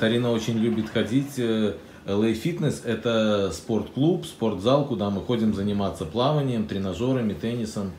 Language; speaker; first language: Russian; native; Russian